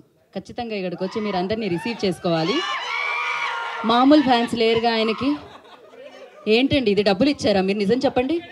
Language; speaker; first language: Telugu; native; Telugu